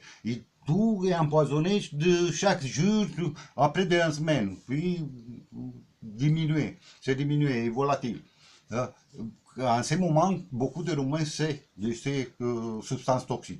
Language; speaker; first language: French; non-native, learner; Romanian